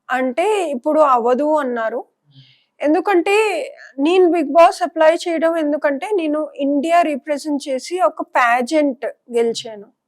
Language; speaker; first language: Telugu; non-native, local second language; Punjabi